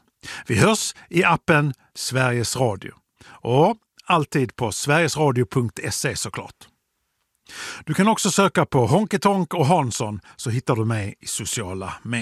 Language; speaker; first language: Swedish; native; Swedish